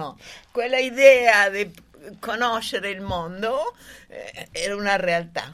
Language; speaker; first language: Italian; non-native, fluent; Spanish